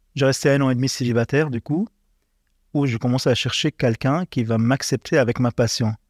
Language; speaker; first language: French; non-native, learner; Arabic